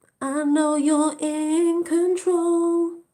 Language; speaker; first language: English; native; English